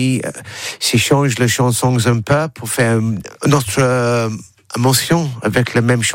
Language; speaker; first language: French; non-native, learner; English